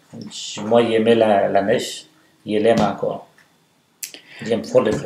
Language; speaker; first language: French; non-native, fluent; Spanish